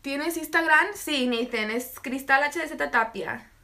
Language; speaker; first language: Spanish; early bilingual, heritage; Spanish